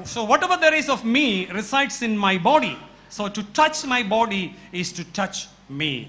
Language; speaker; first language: English; non-native, local second language; Malayalam